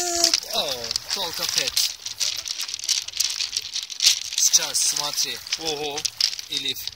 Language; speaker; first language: Russian; non-native, learner; Turkish